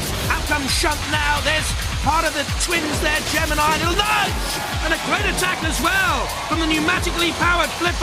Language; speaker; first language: English; native; English